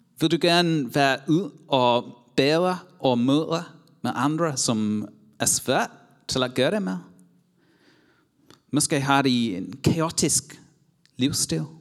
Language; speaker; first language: Danish; non-native, learner; English